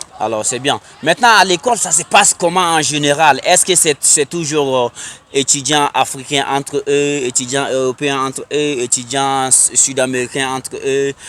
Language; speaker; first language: French; non-native, local second language; Bambara